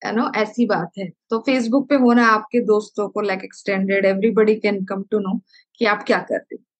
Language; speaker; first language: Hindi; non-native, local second language; Malayalam